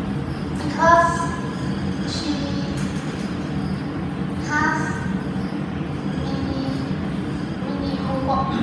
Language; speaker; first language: English; non-native, learner; Vietnamese